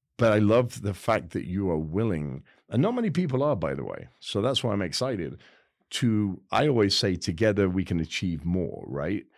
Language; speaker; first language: English; native; English